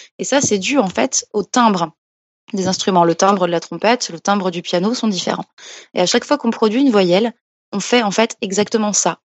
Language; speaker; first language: French; native; French